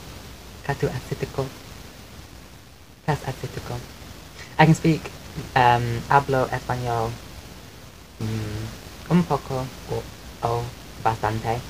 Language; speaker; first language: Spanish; non-native, learner; English